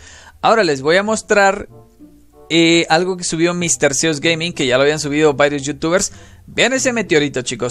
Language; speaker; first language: Spanish; native; Spanish